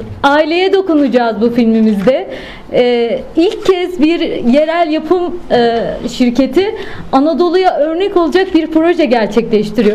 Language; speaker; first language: Turkish; native; Turkish